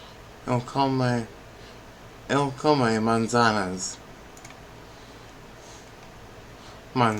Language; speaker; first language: Spanish; non-native, learner; English